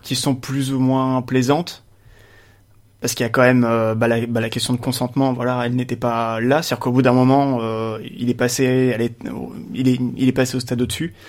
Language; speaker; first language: French; native; French